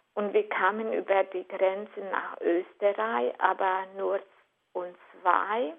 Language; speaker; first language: German; non-native, fluent; Hungarian